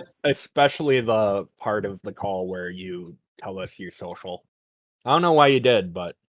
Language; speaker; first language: English; native; English